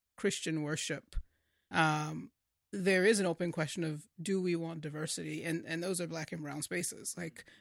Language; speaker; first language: English; native; English